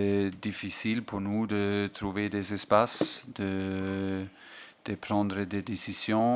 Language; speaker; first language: French; non-native, fluent; German